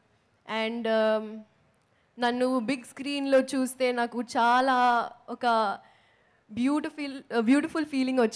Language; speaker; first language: Telugu; non-native, local second language; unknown